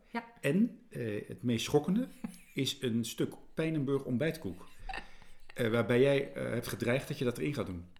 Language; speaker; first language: Dutch; native; Dutch